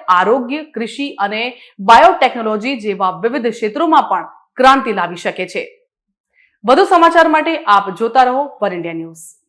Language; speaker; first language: Gujarati; native; Gujarati